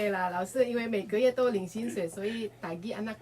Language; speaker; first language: Chinese; non-native, fluent; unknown